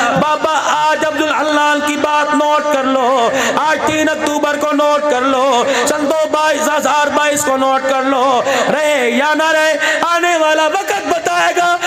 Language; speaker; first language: Urdu; non-native, local second language; Punjabi